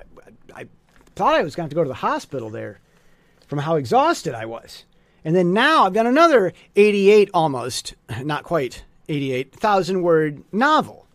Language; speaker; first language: English; native; English